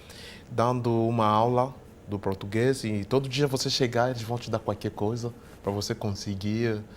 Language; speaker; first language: Portuguese; non-native, fluent; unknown